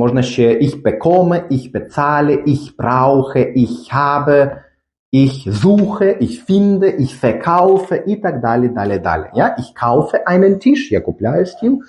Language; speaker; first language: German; non-native, fluent; Ukrainian